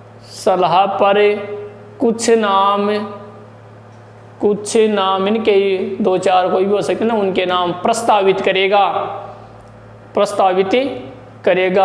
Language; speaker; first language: Hindi; native; Hindi